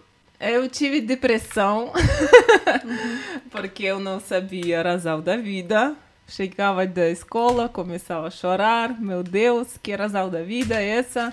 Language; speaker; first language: Portuguese; non-native, fluent; Russian